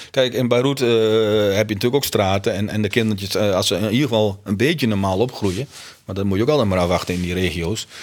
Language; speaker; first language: Dutch; native; Dutch